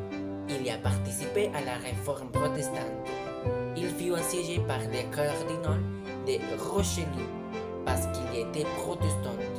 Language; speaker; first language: French; non-native, learner; Spanish